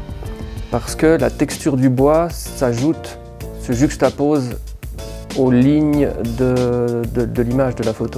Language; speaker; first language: French; native; French